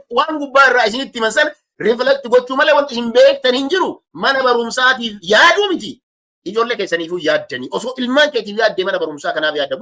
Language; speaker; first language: Oromo; native; Oromo